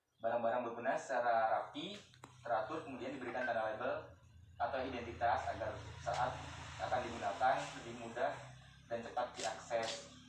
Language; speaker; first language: Indonesian; native; Indonesian